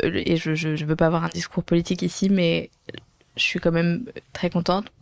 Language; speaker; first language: French; native; French